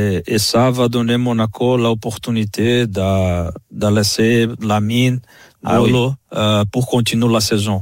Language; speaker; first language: French; non-native, fluent; Portuguese